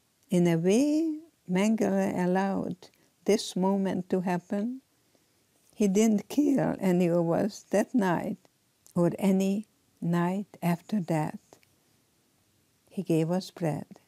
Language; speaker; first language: English; non-native, fluent; Hungarian